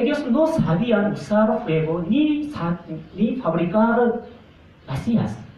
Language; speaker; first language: Spanish; non-native, fluent; Korean